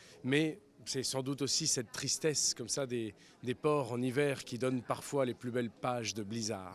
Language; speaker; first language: French; early bilingual, heritage; Spanish